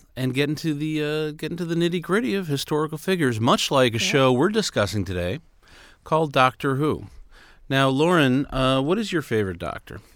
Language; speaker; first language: English; native; English